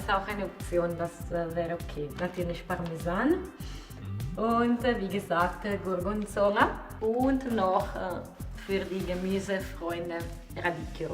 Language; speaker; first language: German; non-native, fluent; Italian